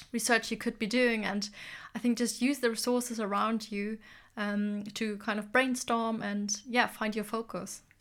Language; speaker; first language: English; non-native, fluent; German